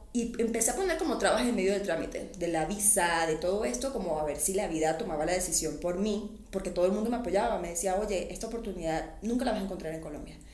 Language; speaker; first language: Spanish; native; Spanish